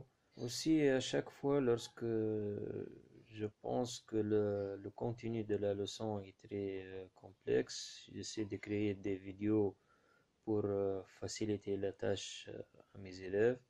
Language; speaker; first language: French; non-native, local second language; Arabic